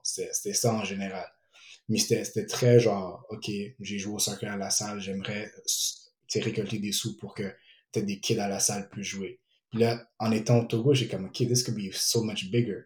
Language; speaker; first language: French; early bilingual, other home language; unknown